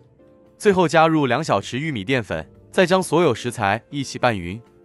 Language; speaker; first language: Chinese; native; Chinese